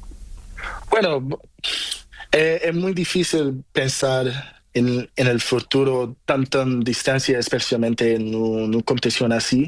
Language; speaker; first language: Spanish; non-native, learner; Portuguese